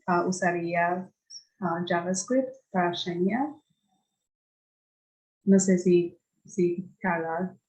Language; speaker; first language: Spanish; non-native, fluent; English